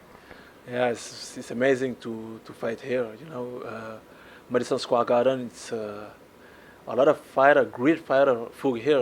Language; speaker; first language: English; non-native, learner; French